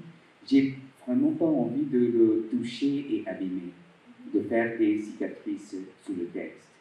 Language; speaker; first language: French; non-native, fluent; Bangla